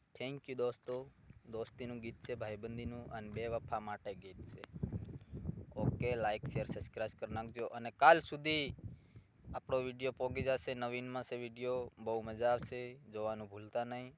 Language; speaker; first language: Gujarati; non-native, local second language; Bhili